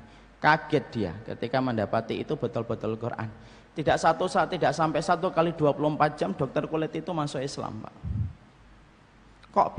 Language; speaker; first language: Indonesian; native; Indonesian